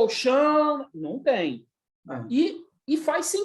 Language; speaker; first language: Portuguese; native; Portuguese